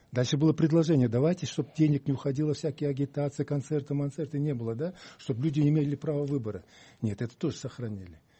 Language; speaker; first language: Russian; non-native, local second language; Kyrgyz